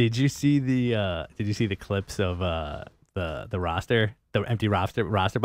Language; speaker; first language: English; native; English